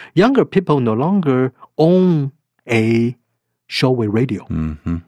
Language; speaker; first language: English; non-native, fluent; Chinese